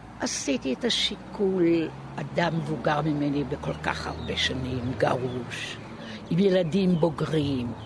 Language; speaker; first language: Hebrew; native; Hebrew